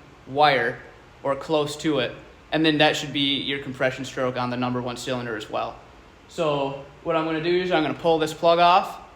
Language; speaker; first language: English; native; English